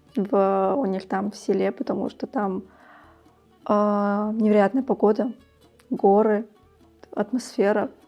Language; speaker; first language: Russian; early bilingual, other home language; Tajik